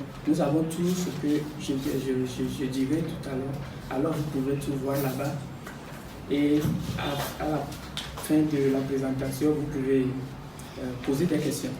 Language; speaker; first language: French; non-native, fluent; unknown